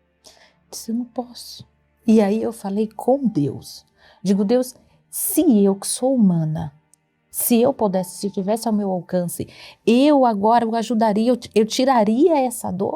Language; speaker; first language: Portuguese; native; Portuguese